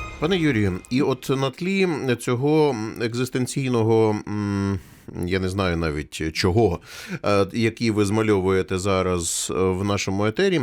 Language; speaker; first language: Ukrainian; native; Ukrainian